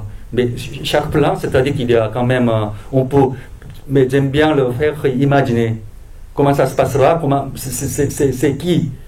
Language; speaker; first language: French; non-native, fluent; Korean